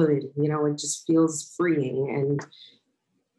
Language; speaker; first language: English; native; English